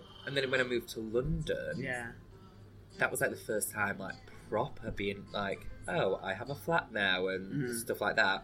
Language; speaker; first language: English; native; English